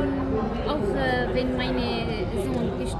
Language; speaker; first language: German; non-native, learner; Arabic